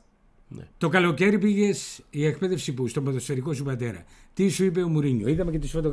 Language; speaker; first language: Greek; native; Greek